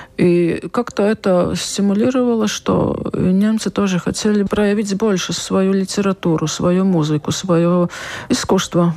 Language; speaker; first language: Russian; non-native, local second language; Latvian